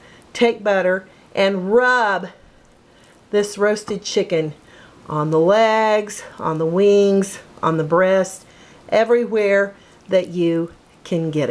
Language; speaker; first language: English; native; English